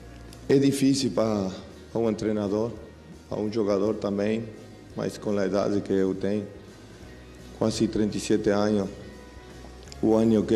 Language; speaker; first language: Portuguese; non-native, fluent; Spanish